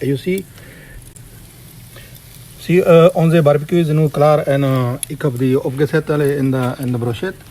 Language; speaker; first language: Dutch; non-native, learner; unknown